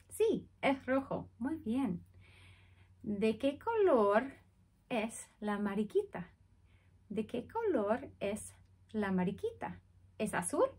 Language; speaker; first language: Spanish; non-native, fluent; English